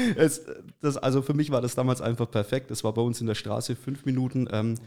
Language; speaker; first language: German; native; German